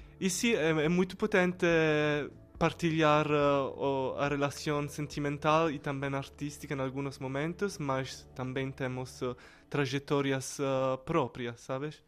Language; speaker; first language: Portuguese; non-native, learner; Italian